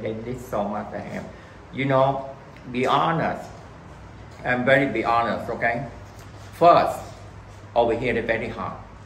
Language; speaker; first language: English; non-native, learner; Vietnamese